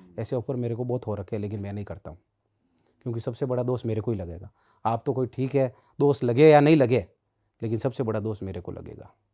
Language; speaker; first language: Hindi; native; Hindi